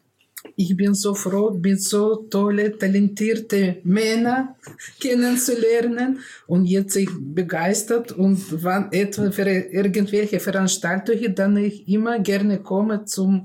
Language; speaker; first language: German; non-native, learner; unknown